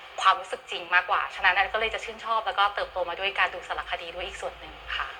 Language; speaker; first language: Thai; native; Thai